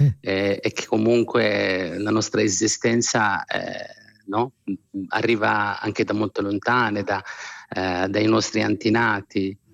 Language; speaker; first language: Italian; non-native, fluent; Arabic